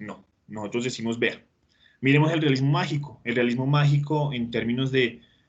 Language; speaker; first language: Spanish; native; Spanish